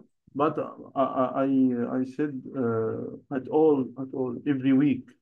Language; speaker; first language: English; non-native, learner; Arabic